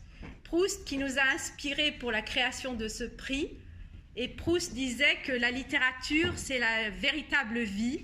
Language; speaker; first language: French; native; French